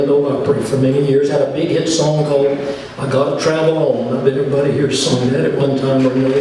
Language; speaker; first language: English; native; English